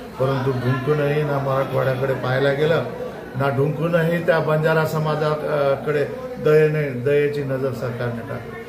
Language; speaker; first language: Marathi; non-native, local second language; Lambadi